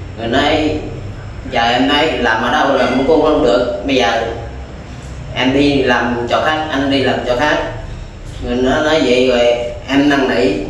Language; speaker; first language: Vietnamese; non-native, local second language; Khmer